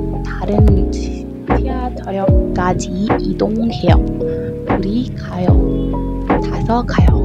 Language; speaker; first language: Korean; non-native, learner; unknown